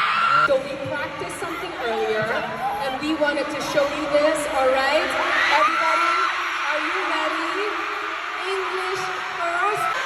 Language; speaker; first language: English; non-native, local second language; Filipino